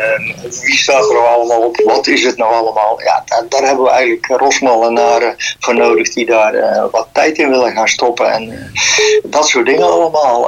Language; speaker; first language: Dutch; native; Dutch